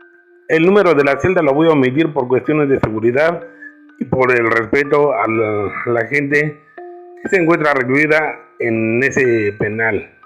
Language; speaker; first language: Spanish; native; Spanish